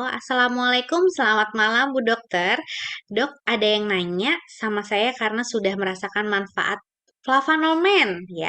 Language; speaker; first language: Indonesian; native; Indonesian